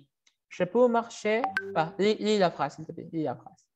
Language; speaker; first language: French; non-native, fluent; Spanish